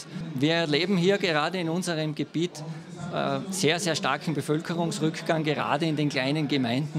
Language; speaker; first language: German; native; German